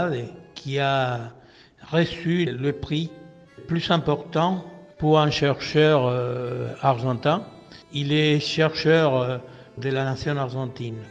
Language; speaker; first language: French; non-native, fluent; Spanish